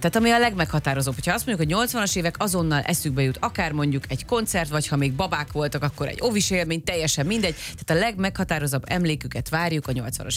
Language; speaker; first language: Hungarian; native; Hungarian